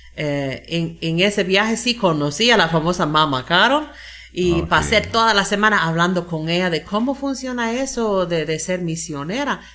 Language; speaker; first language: Spanish; non-native, fluent; English